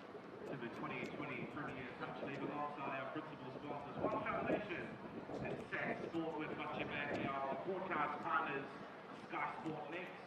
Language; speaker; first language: English; native; English